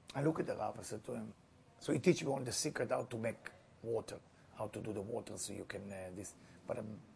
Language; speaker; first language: English; non-native, fluent; Hebrew